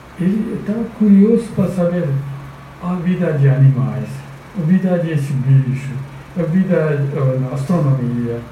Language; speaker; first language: Portuguese; non-native, fluent; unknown